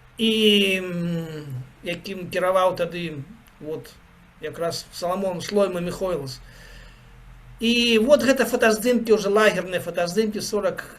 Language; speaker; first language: Belarusian; native; Belarusian